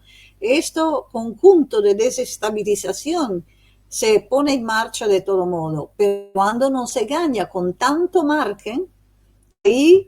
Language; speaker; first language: Spanish; non-native, fluent; Italian